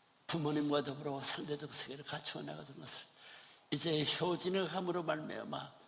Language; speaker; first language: Korean; native; Korean